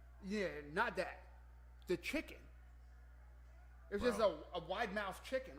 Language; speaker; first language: English; native; English